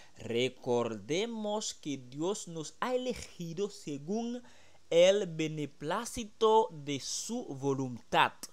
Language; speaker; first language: Spanish; non-native, fluent; Haitian Creole